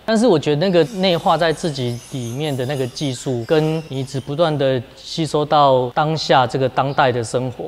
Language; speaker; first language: Chinese; native; Chinese